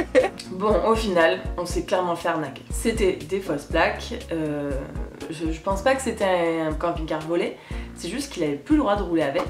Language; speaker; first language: French; native; French